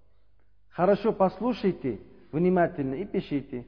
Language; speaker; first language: Russian; non-native, learner; Uzbek